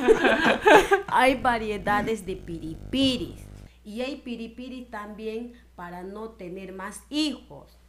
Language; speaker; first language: Spanish; non-native, local second language; Shipibo-Conibo